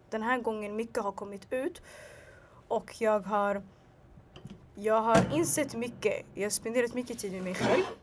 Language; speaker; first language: Swedish; early bilingual, other home language; Arabic